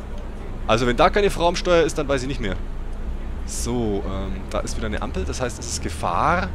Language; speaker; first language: German; native; German